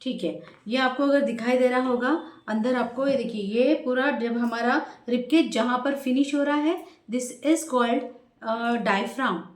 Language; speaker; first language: Hindi; non-native, local second language; Marathi